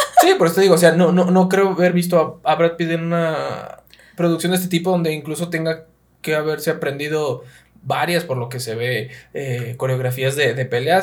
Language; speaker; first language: Spanish; native; Spanish